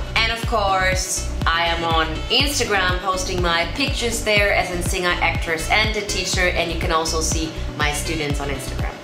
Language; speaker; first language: English; non-native, fluent; German